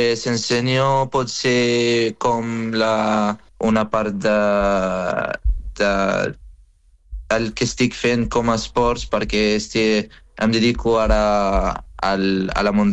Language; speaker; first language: Catalan; non-native, fluent; Arabic